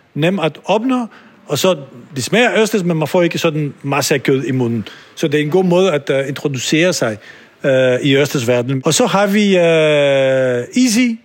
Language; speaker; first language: Danish; non-native, fluent; French